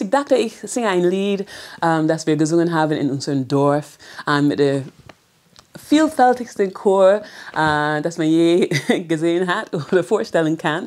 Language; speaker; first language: German; non-native, fluent; English